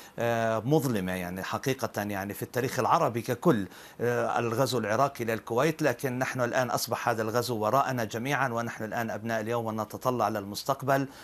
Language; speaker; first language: Arabic; native; Arabic